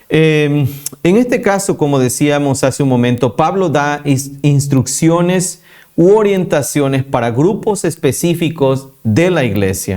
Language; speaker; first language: Spanish; native; Spanish